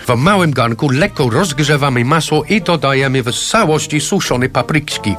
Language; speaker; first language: Polish; non-native, fluent; English